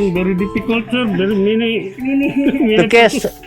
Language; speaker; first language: English; non-native, learner; Cebuano